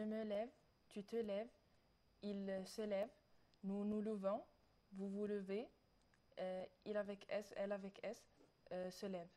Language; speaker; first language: French; non-native, learner; Arabic